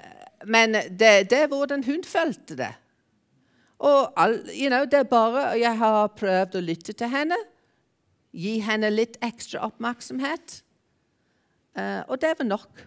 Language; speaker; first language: Norwegian; non-native, fluent; English